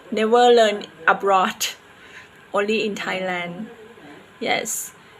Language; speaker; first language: English; non-native, fluent; Thai